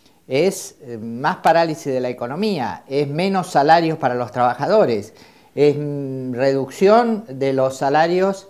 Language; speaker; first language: Spanish; native; Spanish